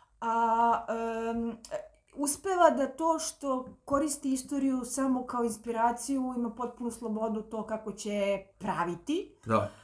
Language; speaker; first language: Serbian; native; Serbian